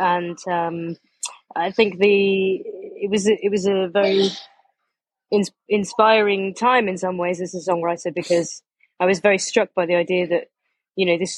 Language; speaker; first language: English; native; English